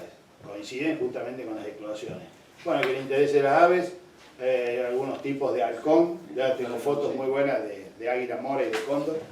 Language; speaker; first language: Spanish; native; Spanish